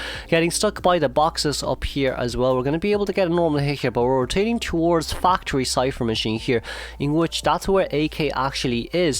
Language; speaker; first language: English; non-native, fluent; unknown